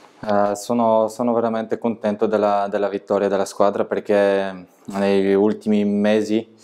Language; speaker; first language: Italian; non-native, fluent; Bulgarian